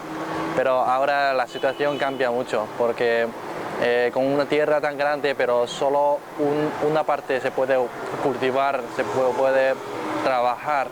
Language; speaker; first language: Spanish; non-native, fluent; Chinese